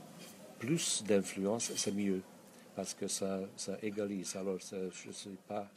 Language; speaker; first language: French; non-native, fluent; Hungarian